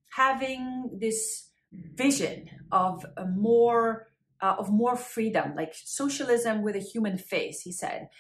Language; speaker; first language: English; non-native, fluent; Dutch